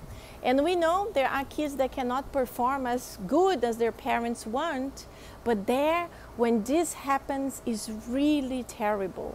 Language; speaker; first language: English; non-native, fluent; Portuguese